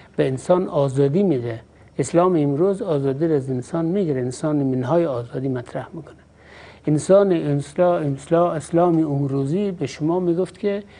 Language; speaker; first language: Persian; native; Persian